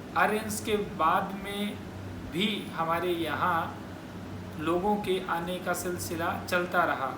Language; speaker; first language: Hindi; native; Hindi